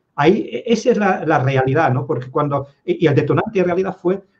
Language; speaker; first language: Spanish; non-native, fluent; Dutch